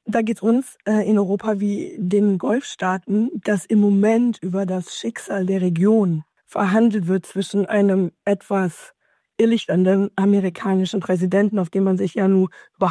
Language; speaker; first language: German; native; German